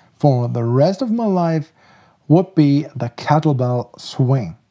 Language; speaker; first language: English; non-native, fluent; German